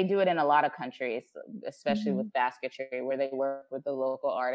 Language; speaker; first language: English; native; English